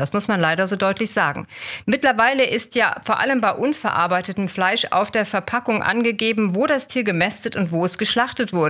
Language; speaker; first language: German; native; German